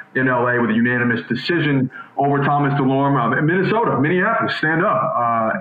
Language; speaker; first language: English; native; English